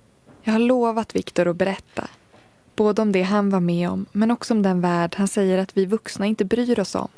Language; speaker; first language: Swedish; native; Swedish